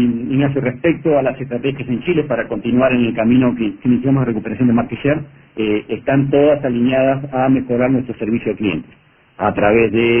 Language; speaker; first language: Spanish; native; Spanish